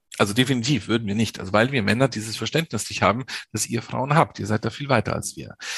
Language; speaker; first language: German; early bilingual, other home language; Italian